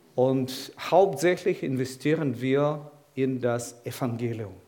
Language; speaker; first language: German; non-native, fluent; Ukrainian